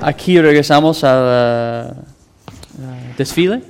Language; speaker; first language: Spanish; non-native, fluent; English